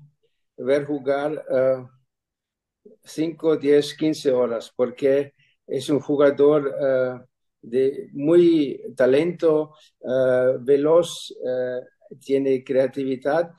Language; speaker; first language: Spanish; non-native, fluent; German